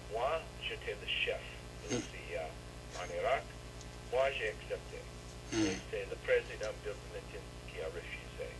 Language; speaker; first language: French; non-native, learner; English